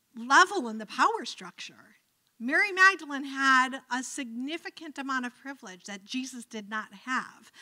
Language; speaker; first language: English; native; English